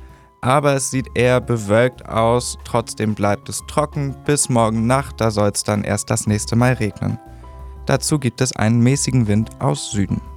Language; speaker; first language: German; native; German